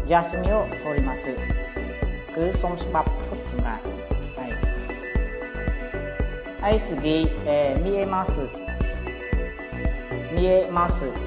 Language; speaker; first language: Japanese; non-native, fluent; Khmer